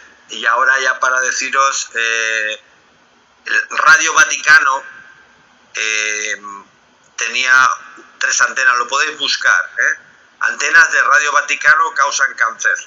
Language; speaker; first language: Spanish; native; Spanish